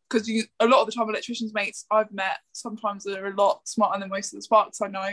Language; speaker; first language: English; native; English